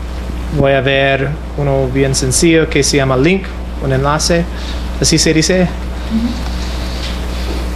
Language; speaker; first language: Spanish; non-native, fluent; English